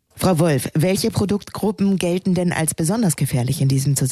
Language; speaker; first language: German; native; German